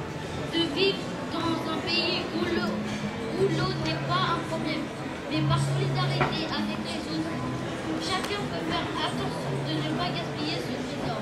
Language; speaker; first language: French; native; French